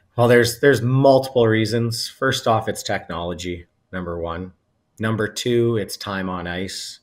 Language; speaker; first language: English; native; English